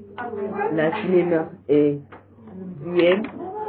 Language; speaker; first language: French; non-native, learner; English